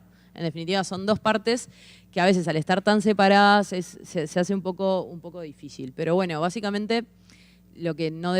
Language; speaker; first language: Spanish; native; Spanish